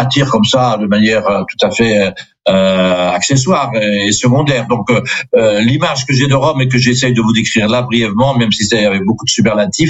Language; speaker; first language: French; non-native, local second language; Swiss German